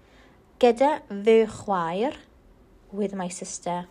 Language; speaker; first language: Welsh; non-native, local second language; English